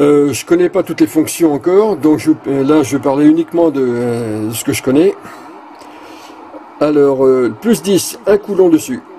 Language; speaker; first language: French; native; French